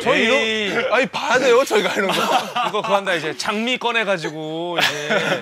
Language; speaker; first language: Korean; native; Korean